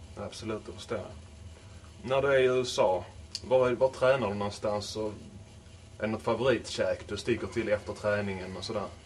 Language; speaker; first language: Swedish; native; Swedish